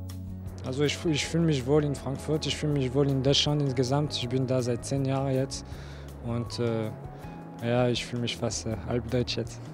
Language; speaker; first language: German; non-native, fluent; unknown